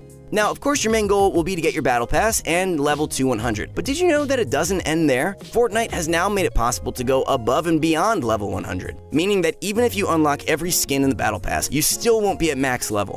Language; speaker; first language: English; native; English